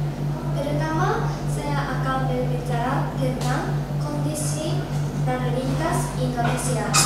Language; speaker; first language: Indonesian; non-native, learner; Japanese